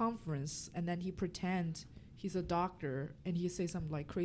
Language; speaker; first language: English; non-native, fluent; Chinese